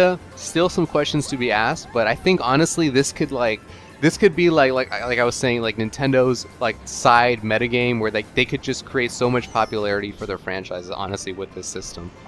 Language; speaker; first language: English; native; English